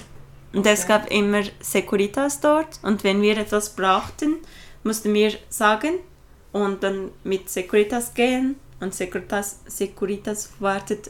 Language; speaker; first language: German; non-native, fluent; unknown